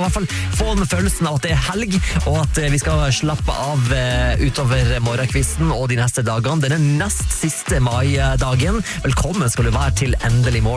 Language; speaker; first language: Norwegian; native; Norwegian